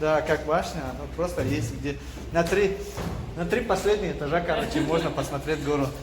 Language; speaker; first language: Russian; non-native, local second language; Tajik